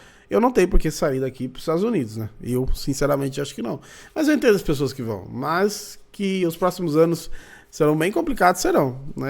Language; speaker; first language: Portuguese; native; Portuguese